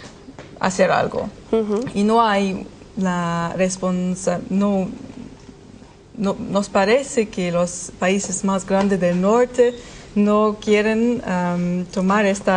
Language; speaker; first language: Spanish; non-native, fluent; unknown